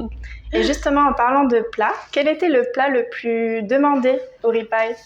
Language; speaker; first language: French; native; French